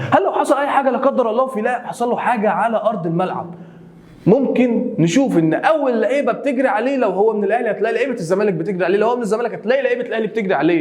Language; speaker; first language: Arabic; native; Arabic